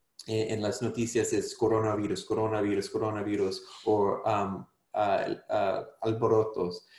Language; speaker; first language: Spanish; non-native, fluent; English